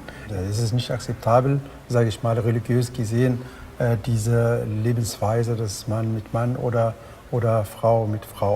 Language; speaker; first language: German; non-native, fluent; Arabic